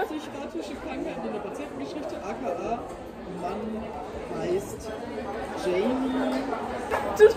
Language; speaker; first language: German; early bilingual, heritage; German